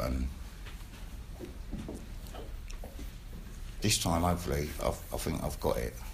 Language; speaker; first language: English; native; English